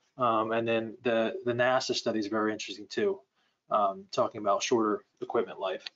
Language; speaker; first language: English; native; English